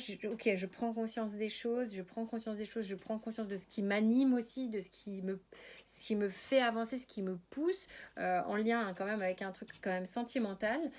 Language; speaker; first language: French; native; French